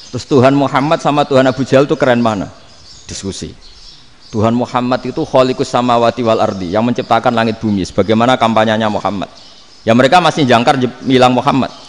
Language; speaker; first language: Indonesian; non-native, local second language; Javanese